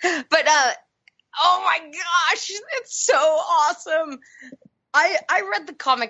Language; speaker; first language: English; native; English